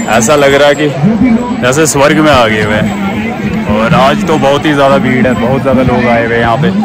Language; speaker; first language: Hindi; native; Hindi